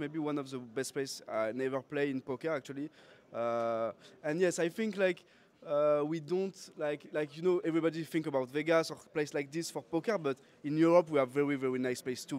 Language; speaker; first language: English; non-native, learner; French